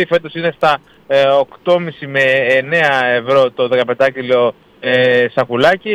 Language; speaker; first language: Greek; native; Greek